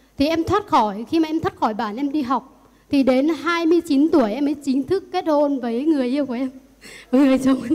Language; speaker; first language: Vietnamese; non-native, local second language; Iu Mien